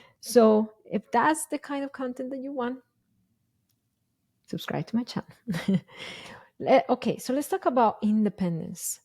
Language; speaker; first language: English; non-native, fluent; Spanish